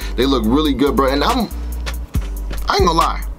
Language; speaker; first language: English; native; English